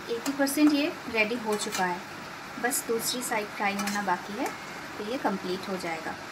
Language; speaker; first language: Hindi; non-native, local second language; Bangla